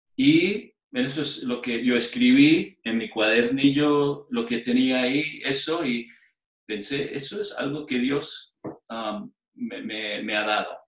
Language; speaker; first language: Spanish; non-native, fluent; English